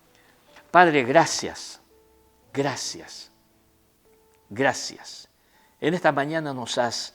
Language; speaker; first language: Spanish; native; Spanish